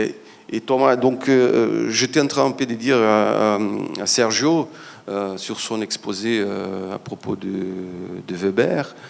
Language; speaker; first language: French; non-native, fluent; Portuguese